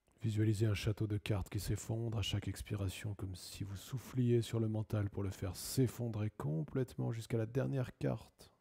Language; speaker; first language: French; native; French